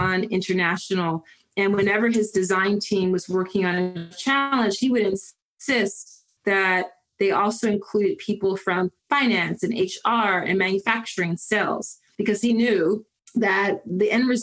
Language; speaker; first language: English; native; English